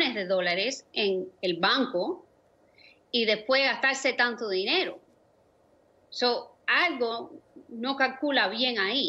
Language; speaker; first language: Spanish; early bilingual, other home language; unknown